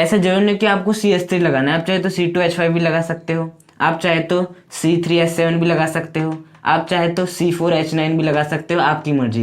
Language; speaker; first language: Hindi; native; Hindi